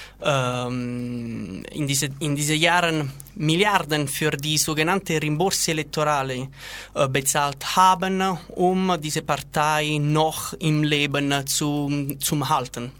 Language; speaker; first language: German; non-native, learner; Italian